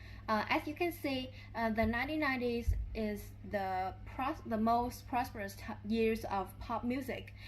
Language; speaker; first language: English; non-native, learner; Vietnamese